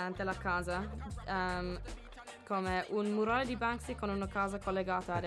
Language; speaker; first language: Italian; non-native, learner; English